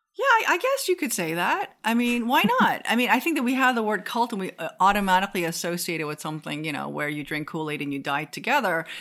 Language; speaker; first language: English; non-native, fluent; Korean